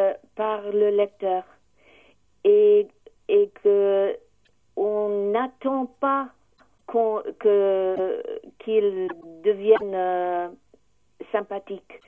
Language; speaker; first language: French; non-native, learner; English